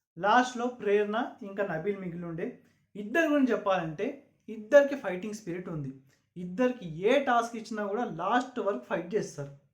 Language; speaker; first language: Telugu; non-native, local second language; Urdu